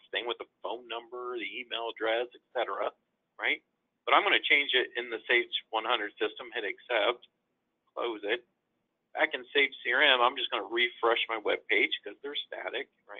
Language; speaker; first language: English; native; English